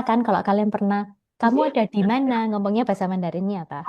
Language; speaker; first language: Indonesian; native; Indonesian